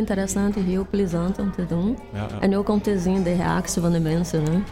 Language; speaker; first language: Dutch; non-native, learner; Portuguese